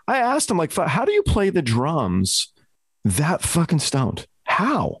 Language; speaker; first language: English; native; English